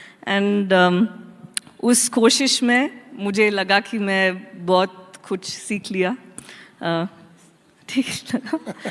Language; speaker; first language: Hindi; non-native, local second language; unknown